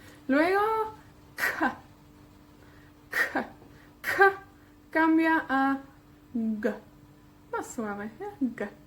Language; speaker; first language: Spanish; non-native, fluent; Welsh